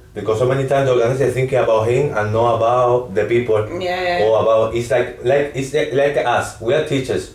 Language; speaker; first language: English; non-native, learner; Spanish